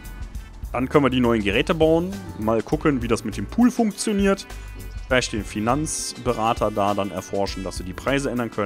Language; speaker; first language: German; native; German